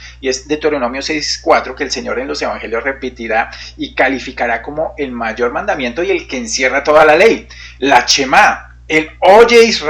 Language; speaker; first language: Spanish; native; Spanish